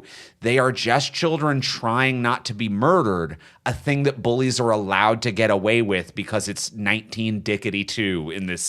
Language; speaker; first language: English; native; English